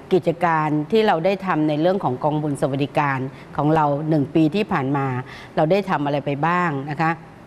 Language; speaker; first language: Thai; native; Thai